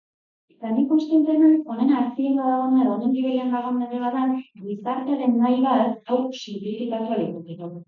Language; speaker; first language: Basque; native; Basque